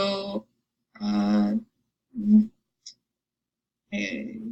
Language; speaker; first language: Spanish; non-native, learner; English